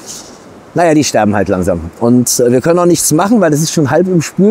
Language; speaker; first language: German; native; German